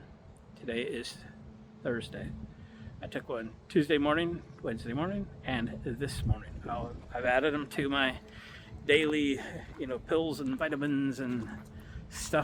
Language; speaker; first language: English; native; English